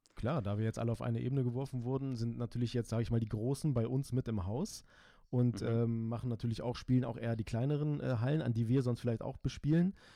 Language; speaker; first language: German; early bilingual, other home language; Turkish